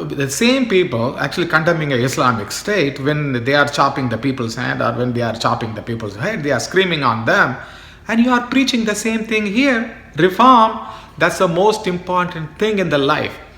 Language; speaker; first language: English; non-native, local second language; Tamil